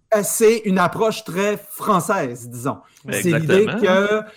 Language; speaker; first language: French; native; French